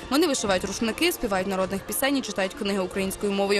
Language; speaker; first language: Ukrainian; native; Ukrainian